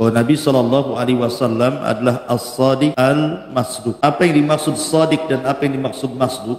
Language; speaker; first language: Indonesian; native; Indonesian